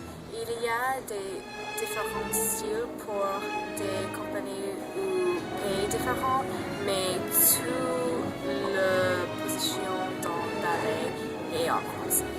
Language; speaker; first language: French; non-native, learner; English